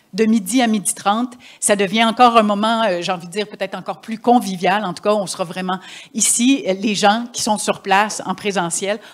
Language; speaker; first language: French; native; French